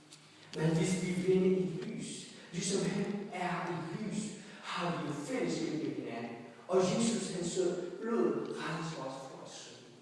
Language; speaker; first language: Danish; non-native, fluent; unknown